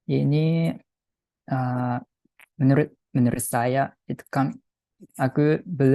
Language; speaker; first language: Indonesian; non-native, fluent; Japanese